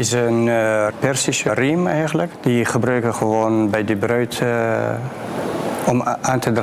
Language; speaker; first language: Dutch; non-native, learner; Persian